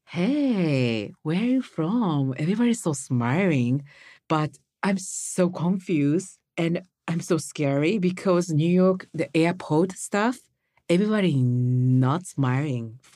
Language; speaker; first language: English; non-native, learner; Japanese